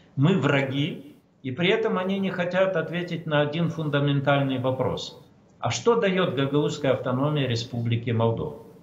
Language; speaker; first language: Russian; non-native, local second language; Romanian